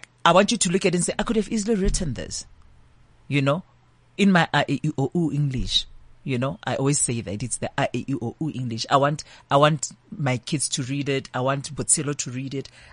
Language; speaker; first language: English; non-native, local second language; Northern Sotho